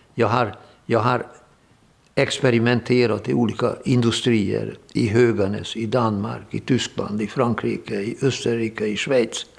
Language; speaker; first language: Swedish; non-native, fluent; Hungarian